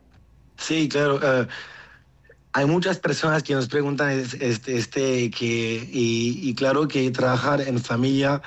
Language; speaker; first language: Spanish; non-native, learner; French